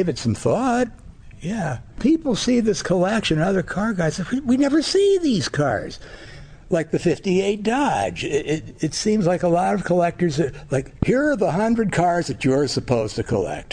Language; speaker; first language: English; native; English